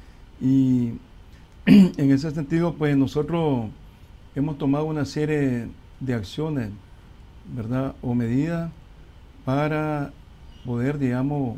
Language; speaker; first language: Spanish; native; Spanish